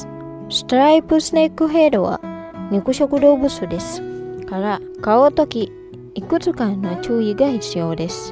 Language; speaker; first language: Japanese; non-native, fluent; Indonesian